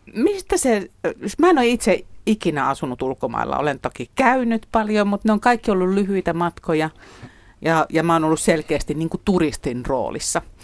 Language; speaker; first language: Finnish; native; Finnish